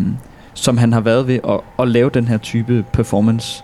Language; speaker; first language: Danish; native; Danish